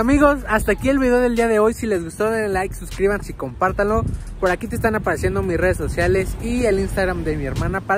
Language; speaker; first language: Spanish; native; Spanish